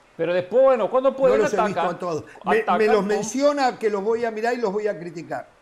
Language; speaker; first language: Spanish; native; Spanish